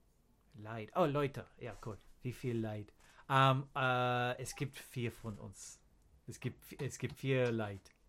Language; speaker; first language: German; non-native, learner; English